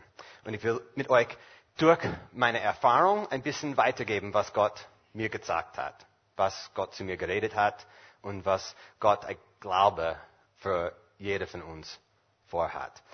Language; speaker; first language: German; non-native, fluent; English